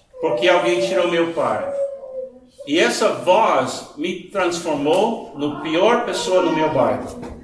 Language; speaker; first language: Portuguese; non-native, fluent; English